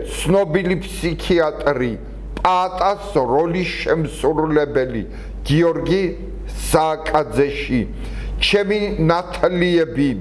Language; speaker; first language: Georgian; non-native, local second language; Svan